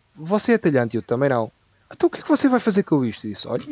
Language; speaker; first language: Portuguese; native; Portuguese